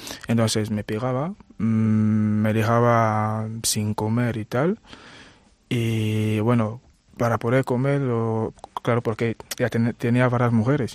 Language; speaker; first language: Spanish; non-native, fluent; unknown